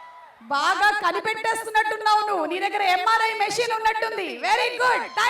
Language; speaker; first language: Telugu; native; Telugu